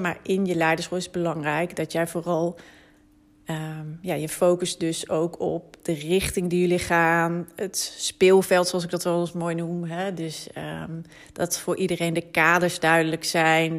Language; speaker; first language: Dutch; native; Dutch